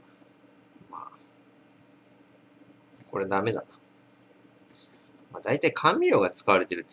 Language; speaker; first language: Japanese; native; Japanese